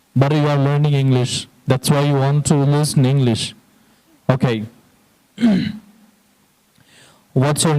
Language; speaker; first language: English; non-native, fluent; Hindi